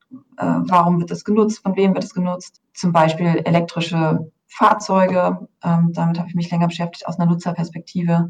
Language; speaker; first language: German; native; German